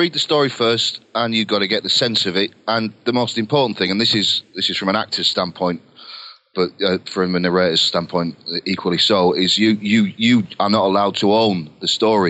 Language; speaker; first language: English; native; English